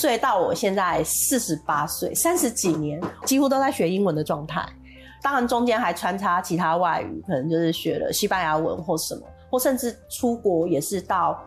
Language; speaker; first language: Chinese; non-native, local second language; Min Nan Chinese